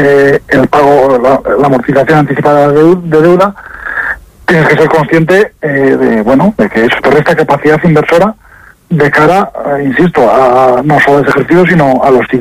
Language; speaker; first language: Spanish; native; Spanish